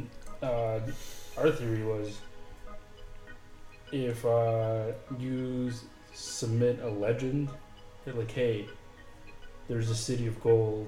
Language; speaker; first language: English; native; English